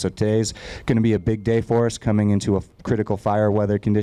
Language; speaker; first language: English; native; English